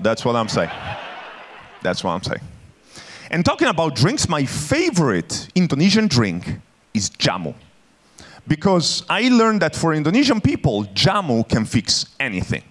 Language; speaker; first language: English; non-native, fluent; Italian